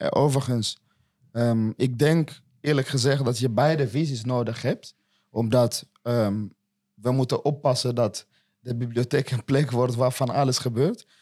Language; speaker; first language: Dutch; non-native, fluent; Swahili